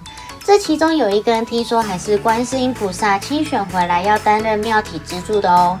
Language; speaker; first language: Chinese; native; Chinese